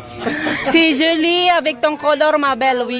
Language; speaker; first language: French; non-native, learner; Iloko